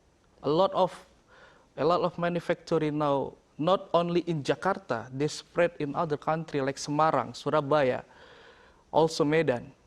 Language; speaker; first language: English; non-native, learner; Indonesian